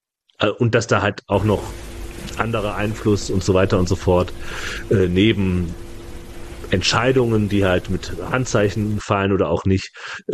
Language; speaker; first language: German; native; German